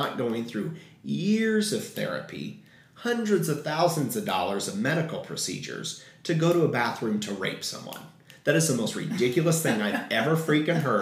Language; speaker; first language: English; native; English